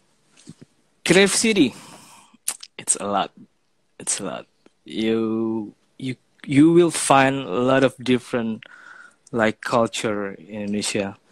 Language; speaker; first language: English; non-native, fluent; Indonesian